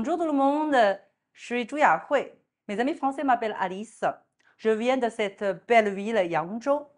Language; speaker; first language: French; non-native, fluent; Chinese